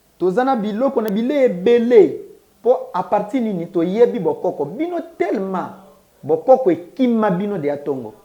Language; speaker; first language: Lingala; non-native, local second language; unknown